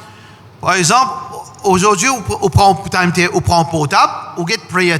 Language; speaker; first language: French; non-native, learner; Morisyen